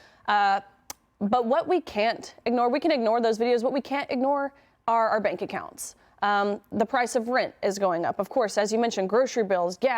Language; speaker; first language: English; native; English